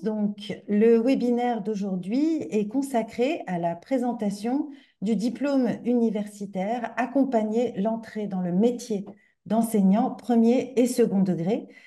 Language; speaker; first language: French; native; French